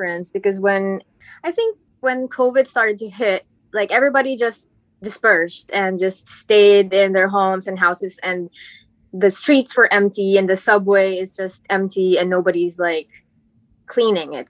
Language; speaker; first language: English; non-native, local second language; Filipino